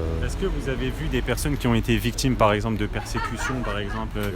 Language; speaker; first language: French; native; French